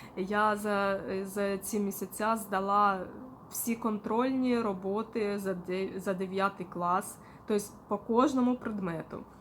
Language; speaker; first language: Ukrainian; non-native, local second language; Russian